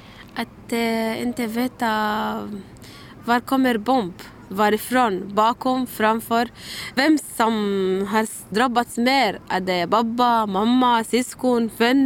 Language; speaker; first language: Swedish; non-native, learner; Arabic